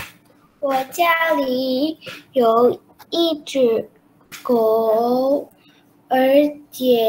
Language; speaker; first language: Chinese; non-native, learner; Indonesian